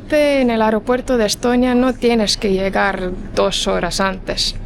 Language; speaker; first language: Spanish; non-native, fluent; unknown